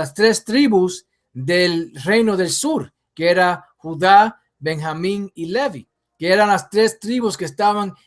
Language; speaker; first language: Spanish; early bilingual, heritage; English